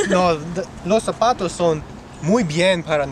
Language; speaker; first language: Spanish; non-native, learner; English